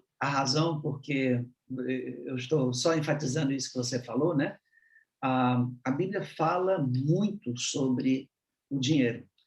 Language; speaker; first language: Portuguese; native; Portuguese